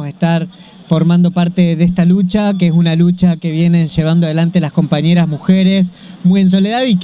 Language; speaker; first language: Spanish; native; Spanish